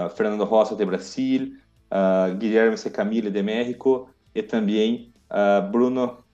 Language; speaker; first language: Spanish; non-native, learner; Portuguese